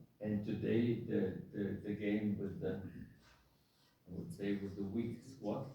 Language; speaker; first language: English; non-native, fluent; German